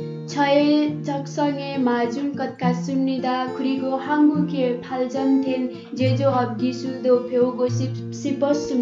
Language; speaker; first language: Korean; non-native, learner; Nepali